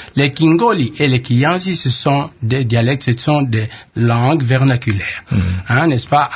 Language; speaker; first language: French; non-native, local second language; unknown